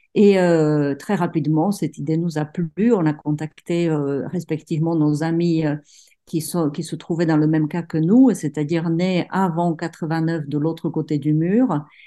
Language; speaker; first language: French; non-native, fluent; Czech